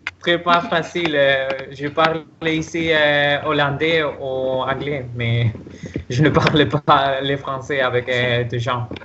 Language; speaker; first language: French; non-native, learner; Spanish